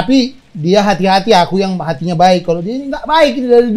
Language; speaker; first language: Indonesian; native; Indonesian